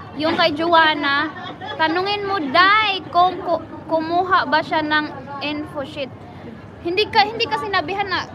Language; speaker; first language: Filipino; non-native, local second language; Cebuano